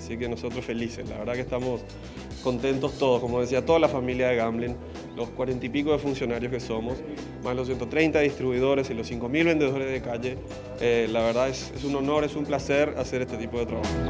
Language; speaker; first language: Spanish; native; Spanish